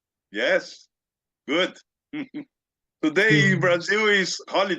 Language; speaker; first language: English; non-native, learner; Portuguese